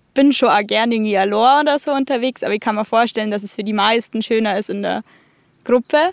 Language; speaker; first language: German; native; German